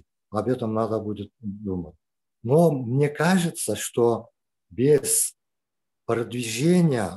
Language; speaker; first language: Russian; non-native, local second language; Kyrgyz